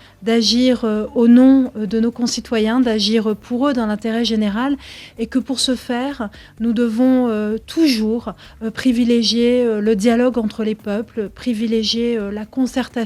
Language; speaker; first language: French; native; French